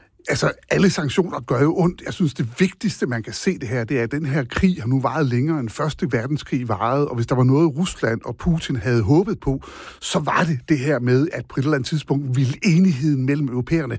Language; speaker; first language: Danish; native; Danish